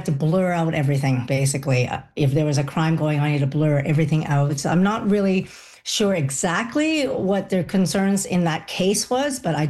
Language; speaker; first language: English; non-native, local second language; Cantonese